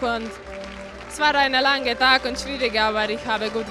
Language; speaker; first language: German; non-native, learner; Slovenian